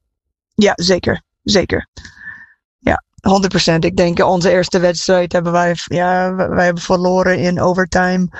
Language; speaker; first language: Dutch; non-native, fluent; English